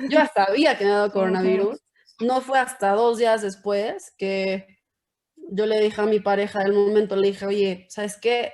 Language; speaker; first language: Spanish; early bilingual, heritage; Spanish